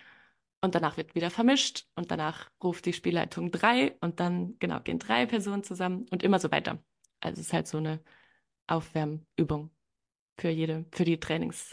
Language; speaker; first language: German; native; German